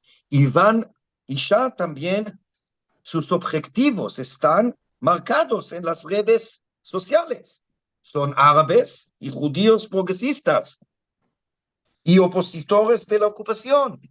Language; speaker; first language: Spanish; non-native, fluent; Hebrew